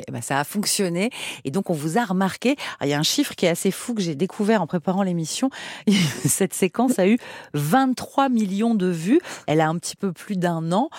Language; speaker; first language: French; native; French